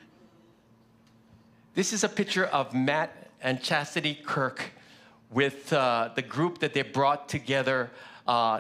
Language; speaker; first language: English; early bilingual, other home language; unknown